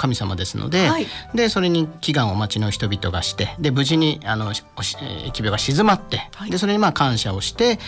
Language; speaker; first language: Japanese; native; Japanese